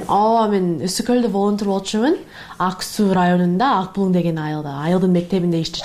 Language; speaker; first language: Kyrgyz; non-native, learner; English